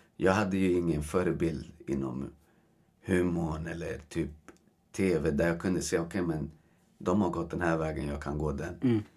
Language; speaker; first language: Swedish; early bilingual, other home language; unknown